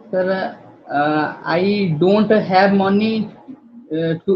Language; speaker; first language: English; non-native, learner; Odia